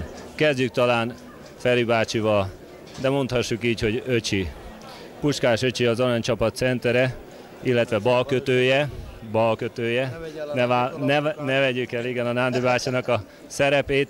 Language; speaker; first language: Hungarian; native; Hungarian